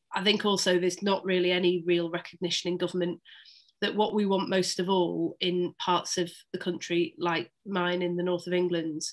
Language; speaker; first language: English; native; English